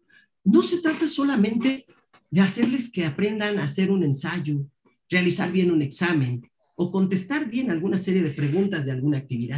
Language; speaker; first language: Spanish; native; Spanish